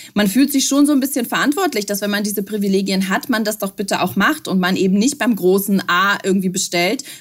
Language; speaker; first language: German; early bilingual, other home language; Russian